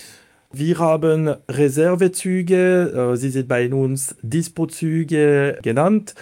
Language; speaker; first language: German; non-native, fluent; Italian